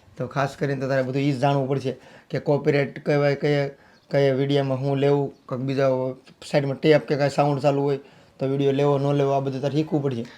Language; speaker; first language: Gujarati; native; Gujarati